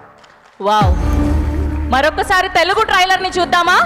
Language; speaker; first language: Telugu; native; Telugu